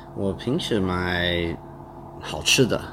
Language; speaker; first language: Chinese; non-native, learner; English